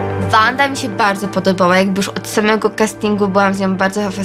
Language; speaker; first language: Polish; native; Polish